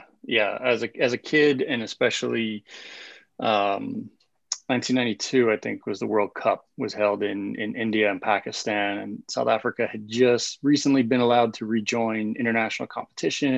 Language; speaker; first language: English; native; English